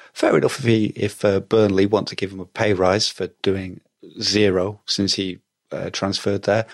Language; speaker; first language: English; native; English